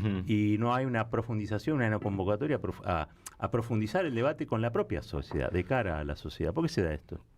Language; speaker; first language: Spanish; native; Spanish